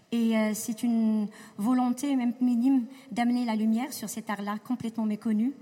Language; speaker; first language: French; non-native, local second language; Arabic